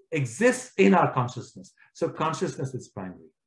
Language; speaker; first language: English; non-native, local second language; Kashmiri